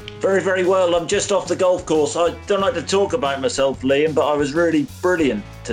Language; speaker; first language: English; native; English